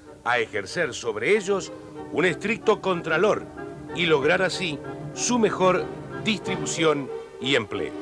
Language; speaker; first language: Spanish; native; Spanish